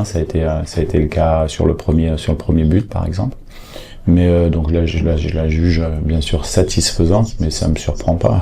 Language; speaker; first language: French; native; French